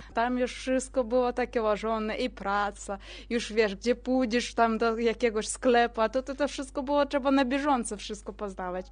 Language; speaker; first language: Polish; non-native, fluent; Russian